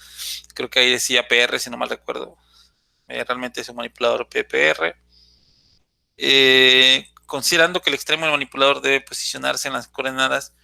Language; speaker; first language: Spanish; native; Spanish